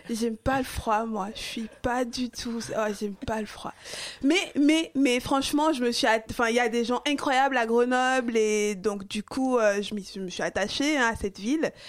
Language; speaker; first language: French; non-native, local second language; Fon